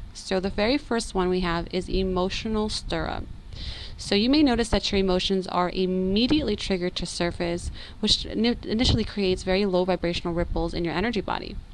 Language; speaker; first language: English; native; English